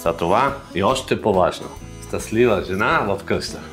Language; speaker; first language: Bulgarian; non-native, learner; German